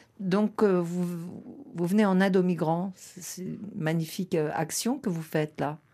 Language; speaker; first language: French; native; French